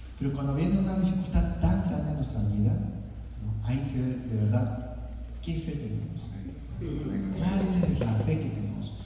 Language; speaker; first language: Spanish; early bilingual, other home language; Korean